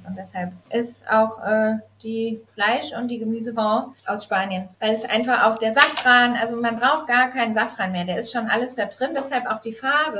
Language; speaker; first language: German; native; German